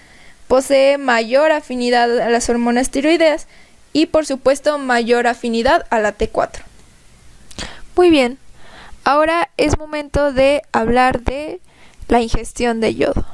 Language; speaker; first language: Spanish; native; Spanish